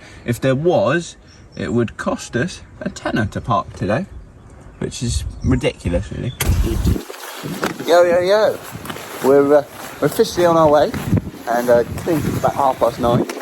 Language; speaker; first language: English; native; English